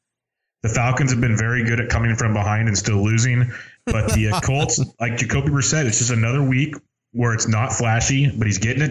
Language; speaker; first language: English; native; English